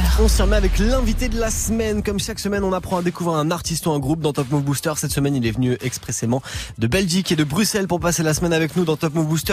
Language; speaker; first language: French; native; French